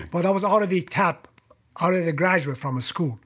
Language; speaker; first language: English; non-native, fluent; Persian